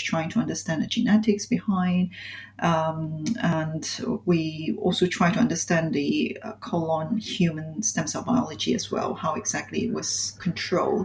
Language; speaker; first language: English; non-native, local second language; Cantonese